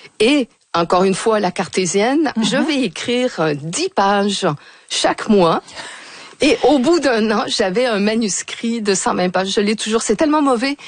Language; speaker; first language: French; native; French